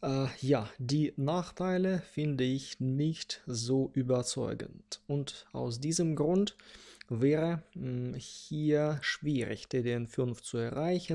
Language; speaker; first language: German; non-native, fluent; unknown